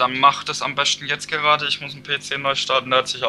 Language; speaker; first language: German; native; German